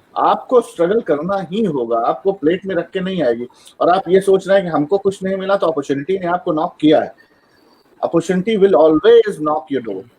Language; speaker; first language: Hindi; native; Hindi